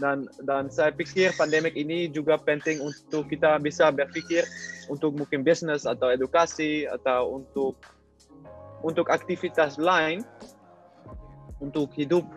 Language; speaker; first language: Indonesian; non-native, learner; Dutch